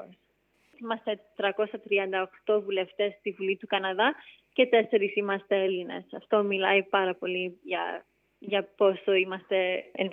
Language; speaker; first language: Greek; early bilingual, heritage; Greek